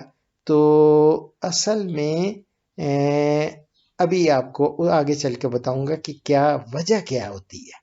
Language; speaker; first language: Urdu; native; Urdu